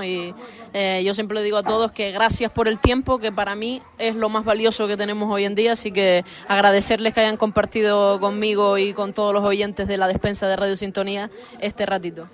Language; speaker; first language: Spanish; native; Spanish